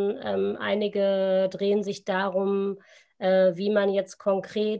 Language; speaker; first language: German; native; German